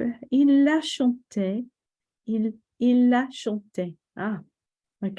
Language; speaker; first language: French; non-native, fluent; English